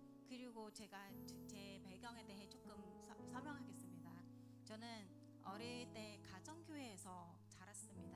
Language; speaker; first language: Korean; non-native, learner; Vietnamese